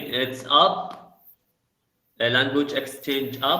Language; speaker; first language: English; non-native, learner; Arabic